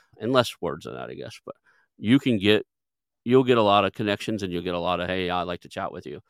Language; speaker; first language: English; native; English